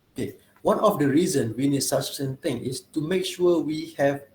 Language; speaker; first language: English; non-native, local second language; Malay